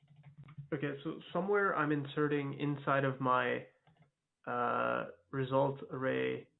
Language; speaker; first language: English; native; English